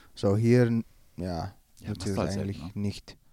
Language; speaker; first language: German; non-native, learner; Dutch